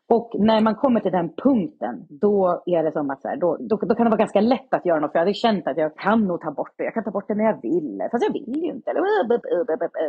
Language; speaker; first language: Swedish; native; Swedish